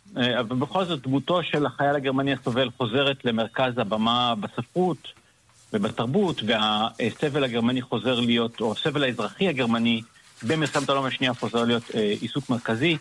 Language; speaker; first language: Hebrew; native; Hebrew